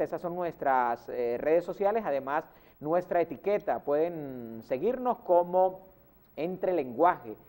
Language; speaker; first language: Spanish; native; Spanish